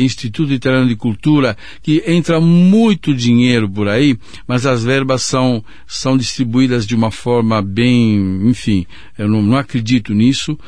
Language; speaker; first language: Portuguese; non-native, fluent; Italian